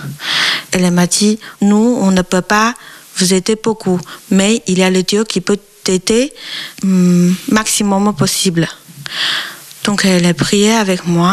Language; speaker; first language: French; non-native, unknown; Chinese